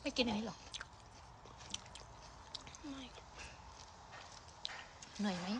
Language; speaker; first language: Thai; native; Thai